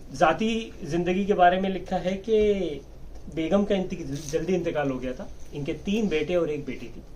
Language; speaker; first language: Urdu; native; Urdu